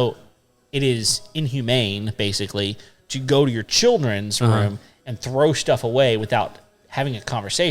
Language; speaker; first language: English; native; English